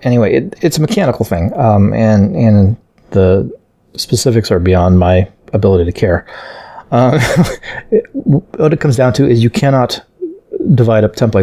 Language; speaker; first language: English; native; English